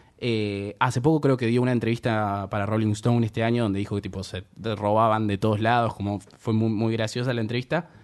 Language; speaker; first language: Spanish; native; Spanish